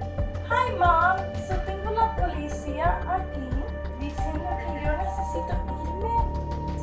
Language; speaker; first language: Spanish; early bilingual, heritage; Spanish